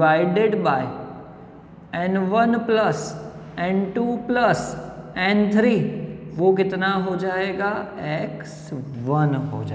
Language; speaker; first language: Hindi; non-native, local second language; Gujarati